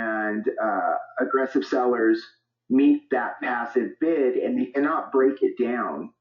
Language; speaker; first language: English; native; English